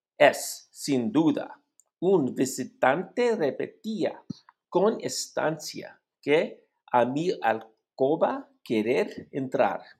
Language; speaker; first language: Spanish; non-native, learner; English